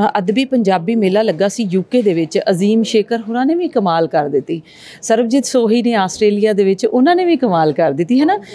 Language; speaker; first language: Punjabi; native; Punjabi